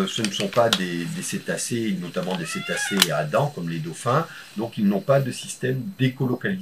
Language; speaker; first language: French; native; French